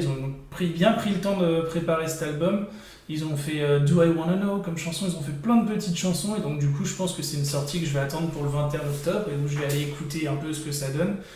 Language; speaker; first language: French; native; French